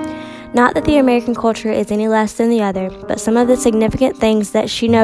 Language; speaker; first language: English; native; English